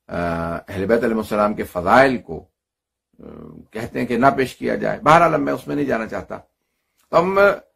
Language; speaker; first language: Urdu; native; Urdu